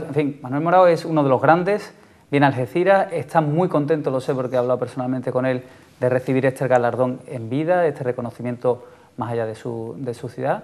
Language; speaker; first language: Spanish; native; Spanish